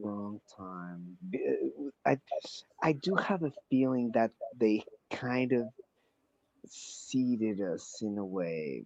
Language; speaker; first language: English; non-native, fluent; Portuguese